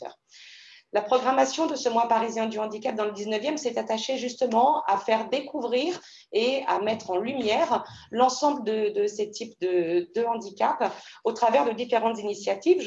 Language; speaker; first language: French; native; French